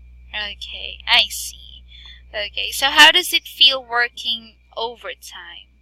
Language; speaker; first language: English; non-native, fluent; Filipino